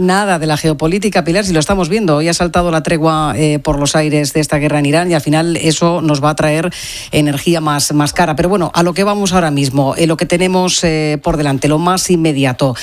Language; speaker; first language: Spanish; native; Spanish